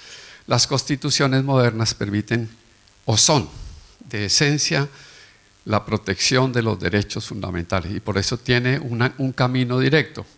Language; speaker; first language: Spanish; native; Spanish